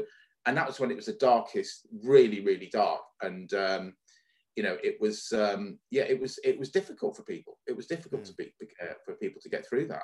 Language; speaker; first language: English; native; English